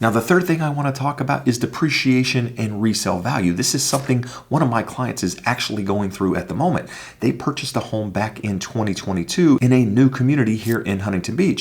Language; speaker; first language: English; native; English